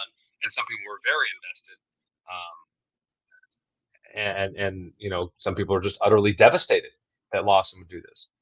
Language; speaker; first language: English; native; English